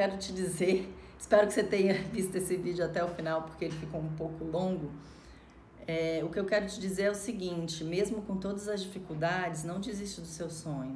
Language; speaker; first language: Portuguese; native; Portuguese